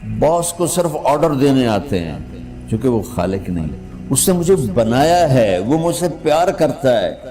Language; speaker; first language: Urdu; non-native, local second language; Punjabi